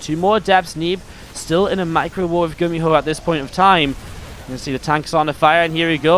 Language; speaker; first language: English; native; English